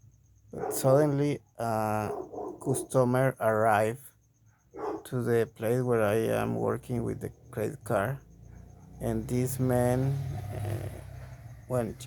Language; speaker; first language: English; non-native, learner; Spanish